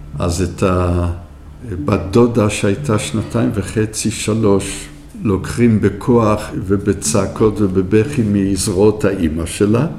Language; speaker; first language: Hebrew; early bilingual, other home language; French